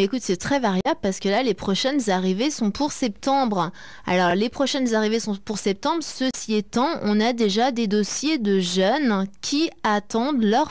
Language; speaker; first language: French; native; French